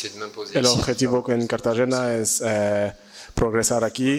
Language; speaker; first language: Spanish; non-native, learner; French